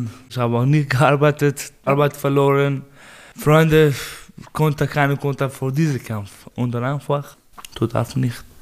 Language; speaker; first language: German; non-native, learner; Persian